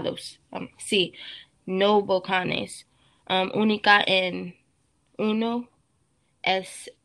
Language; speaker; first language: Spanish; non-native, learner; English